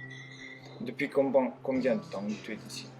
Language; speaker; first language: French; non-native, learner; Romanian